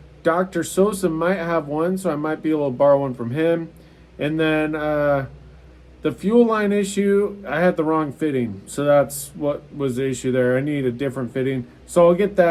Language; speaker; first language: English; native; English